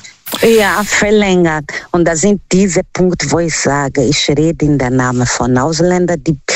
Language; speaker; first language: German; non-native, fluent; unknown